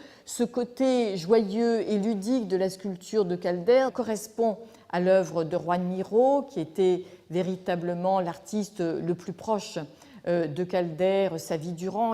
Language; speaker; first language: French; native; French